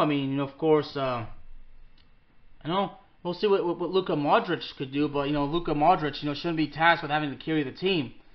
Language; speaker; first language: English; early bilingual, other home language; French